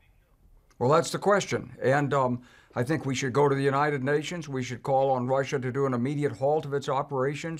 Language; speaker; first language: English; native; English